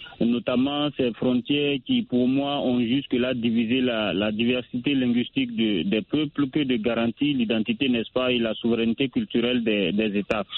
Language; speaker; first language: French; non-native, local second language; Mossi